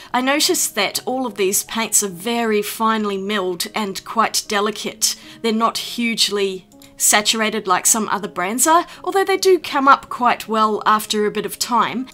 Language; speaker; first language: English; native; English